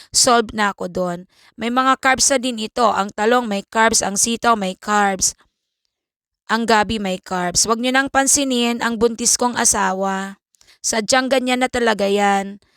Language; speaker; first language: Filipino; native; Filipino